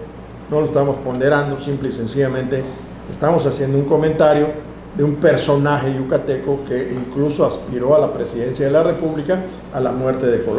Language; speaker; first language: Spanish; native; Spanish